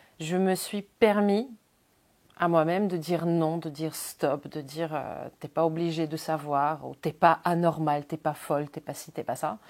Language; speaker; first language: French; non-native, fluent; Ukrainian